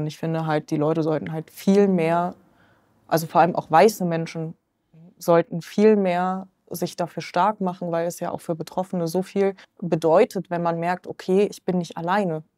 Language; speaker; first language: German; native; German